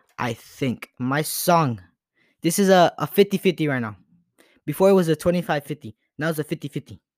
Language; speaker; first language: English; early bilingual, other home language; Spanish